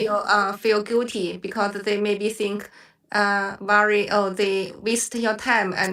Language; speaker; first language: English; non-native, learner; Chinese